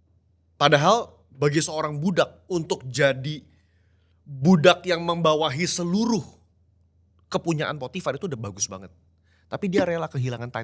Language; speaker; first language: Indonesian; native; Indonesian